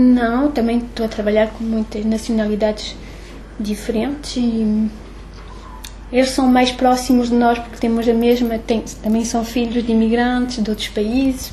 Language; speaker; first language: Portuguese; early bilingual, heritage; French